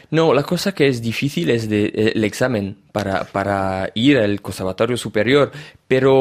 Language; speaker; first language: Spanish; early bilingual, heritage; French